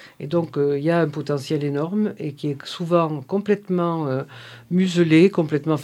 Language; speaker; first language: French; native; French